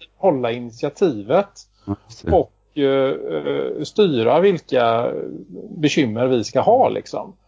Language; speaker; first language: Swedish; native; Swedish